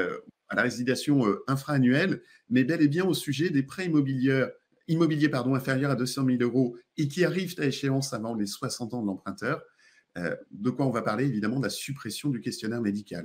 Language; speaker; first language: French; native; French